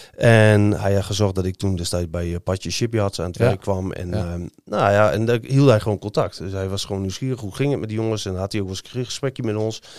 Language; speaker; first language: Dutch; native; Dutch